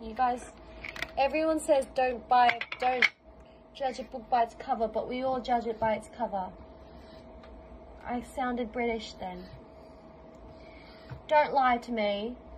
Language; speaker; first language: English; native; English